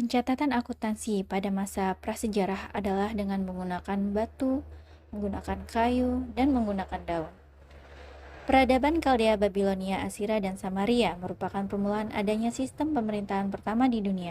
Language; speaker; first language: Indonesian; native; Indonesian